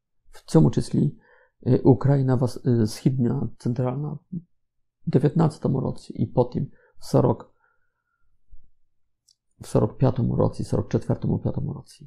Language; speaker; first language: Ukrainian; non-native, fluent; Polish